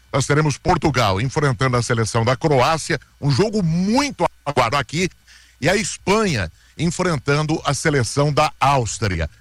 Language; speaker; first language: Portuguese; native; Portuguese